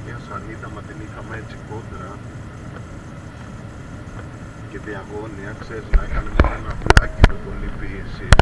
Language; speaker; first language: Greek; native; Greek